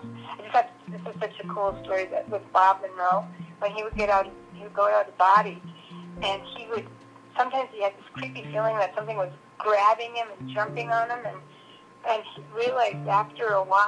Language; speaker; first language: English; native; English